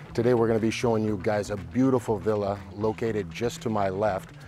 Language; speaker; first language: English; native; English